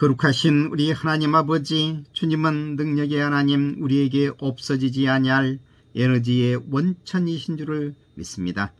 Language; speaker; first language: Korean; native; Korean